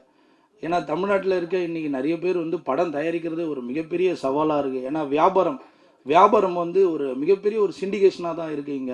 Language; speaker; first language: Tamil; native; Tamil